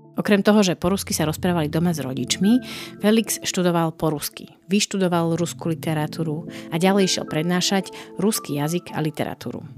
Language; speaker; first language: Slovak; native; Slovak